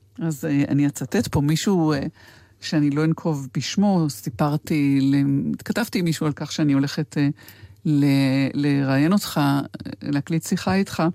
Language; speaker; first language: Hebrew; native; Hebrew